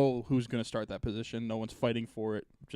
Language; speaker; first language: English; native; English